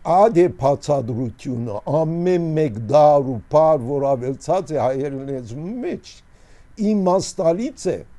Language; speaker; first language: Armenian; early bilingual, heritage; Armenian